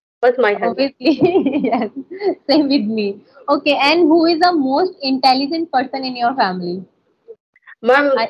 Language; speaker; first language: English; non-native, local second language; Hindi